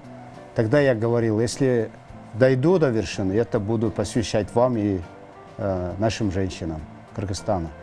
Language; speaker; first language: Russian; non-native, local second language; Kyrgyz